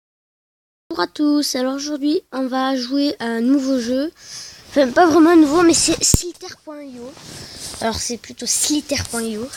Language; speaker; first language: French; native; French